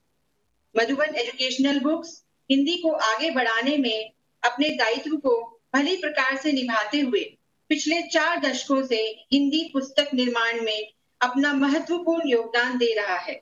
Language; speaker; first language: Hindi; native; Hindi